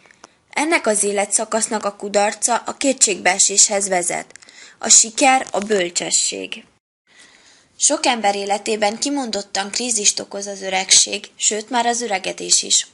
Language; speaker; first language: Hungarian; native; Hungarian